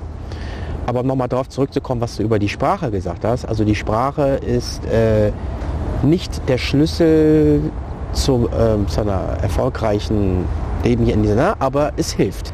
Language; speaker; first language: German; early bilingual, other home language; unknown